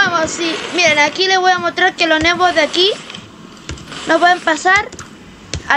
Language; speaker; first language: Spanish; native; Spanish